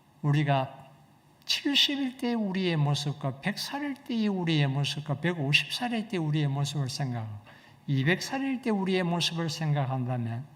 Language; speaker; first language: Korean; native; Korean